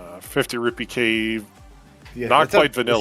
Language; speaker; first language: English; native; English